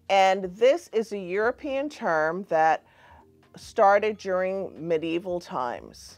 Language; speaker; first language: English; native; English